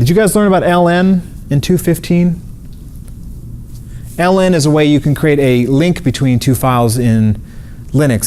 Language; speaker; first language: English; native; English